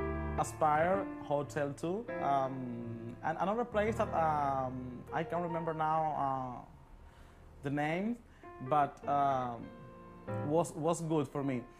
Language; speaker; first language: English; non-native, learner; Spanish